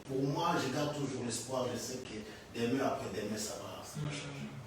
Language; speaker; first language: French; non-native, local second language; Lingala